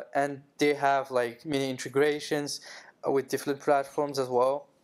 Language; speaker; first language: English; non-native, fluent; Arabic